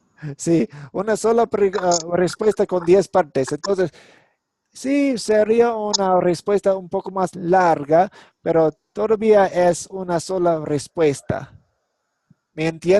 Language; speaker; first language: Spanish; non-native, fluent; English